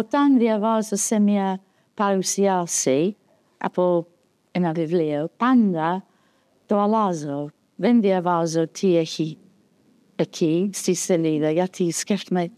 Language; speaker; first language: Greek; non-native, fluent; English